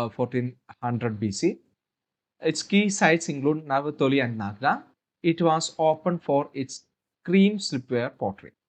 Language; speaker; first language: English; non-native, local second language; Malayalam